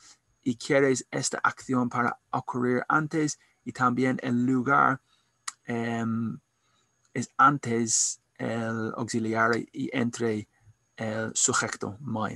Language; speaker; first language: Spanish; non-native, learner; English